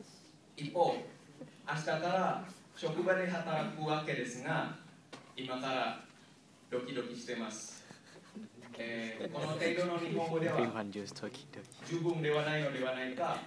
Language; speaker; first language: Japanese; non-native, learner; Indonesian